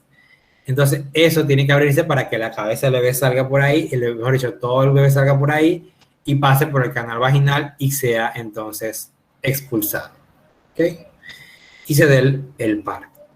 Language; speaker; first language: Spanish; native; Spanish